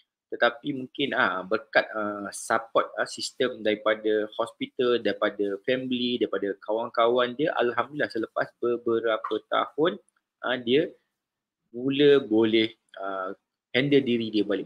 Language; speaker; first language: Malay; native; Malay